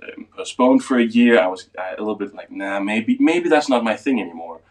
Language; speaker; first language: English; non-native, fluent; Danish